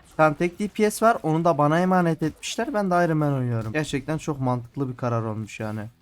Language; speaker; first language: Turkish; native; Turkish